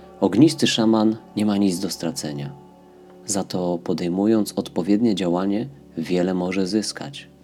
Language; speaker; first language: Polish; native; Polish